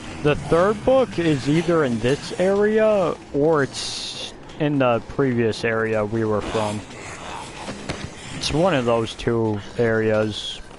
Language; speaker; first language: English; native; English